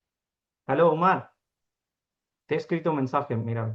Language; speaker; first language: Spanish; non-native, fluent; Urdu